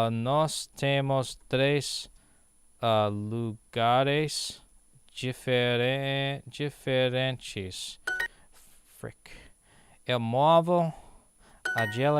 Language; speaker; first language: Portuguese; non-native, learner; English